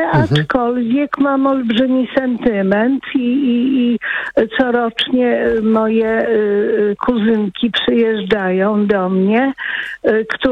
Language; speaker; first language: Polish; non-native, local second language; Kashubian